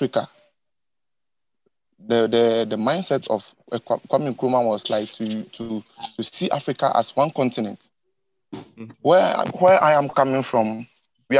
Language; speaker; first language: English; non-native, local second language; Ewe